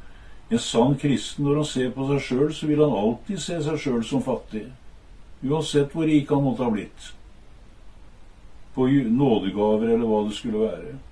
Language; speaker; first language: Norwegian; native; Norwegian